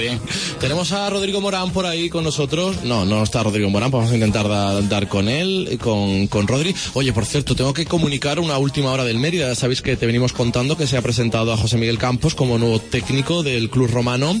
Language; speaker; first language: Spanish; native; Spanish